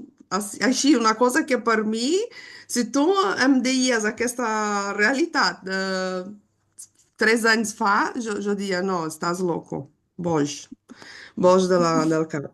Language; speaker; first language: Catalan; non-native, fluent; Portuguese